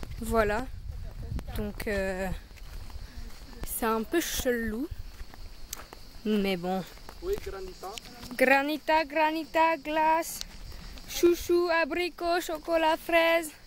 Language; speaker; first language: French; native; French